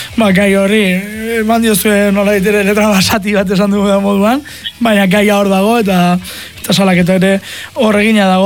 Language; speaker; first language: Basque; native; Basque